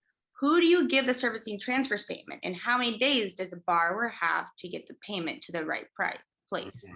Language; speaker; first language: English; native; English